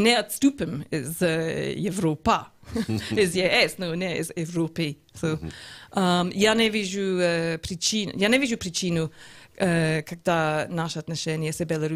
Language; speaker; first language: Russian; non-native, learner; English